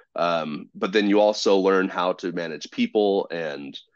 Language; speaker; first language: English; native; English